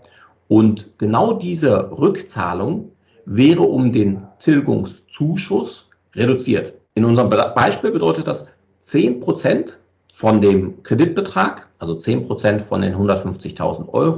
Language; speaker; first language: German; native; German